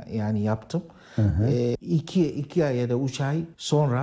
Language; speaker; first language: Turkish; non-native, learner; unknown